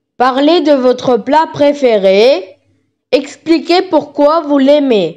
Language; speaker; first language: French; non-native, learner; Tamil